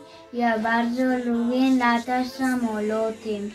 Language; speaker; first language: Polish; early bilingual, other home language; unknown